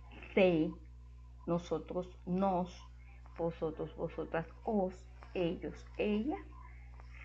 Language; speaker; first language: Spanish; non-native, fluent; Portuguese